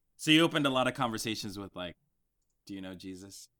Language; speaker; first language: English; early bilingual, other home language; Spanish